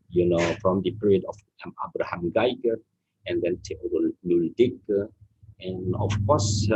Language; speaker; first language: English; non-native, fluent; Indonesian